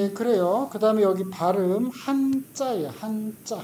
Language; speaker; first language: Korean; native; Korean